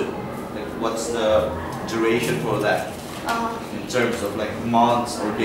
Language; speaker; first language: English; non-native, fluent; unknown